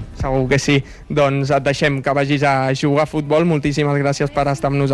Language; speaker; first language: Catalan; native; Catalan